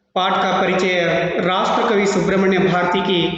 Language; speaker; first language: Hindi; non-native, local second language; Kannada